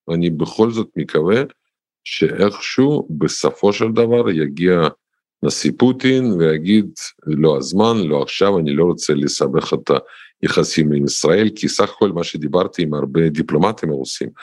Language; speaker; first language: Hebrew; non-native, fluent; Russian